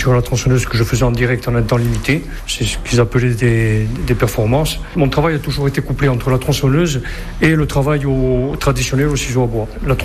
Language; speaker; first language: French; native; French